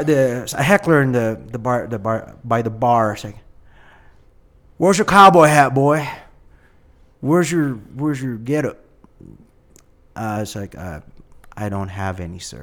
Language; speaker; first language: English; non-native, local second language; Filipino